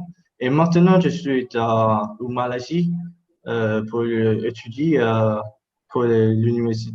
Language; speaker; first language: French; non-native, learner; Thai